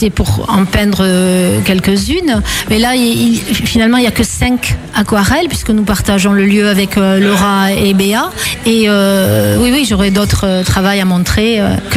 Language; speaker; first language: French; native; French